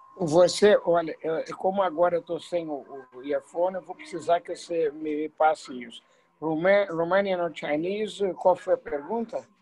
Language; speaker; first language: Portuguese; native; Portuguese